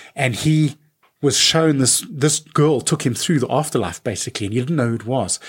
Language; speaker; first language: English; native; English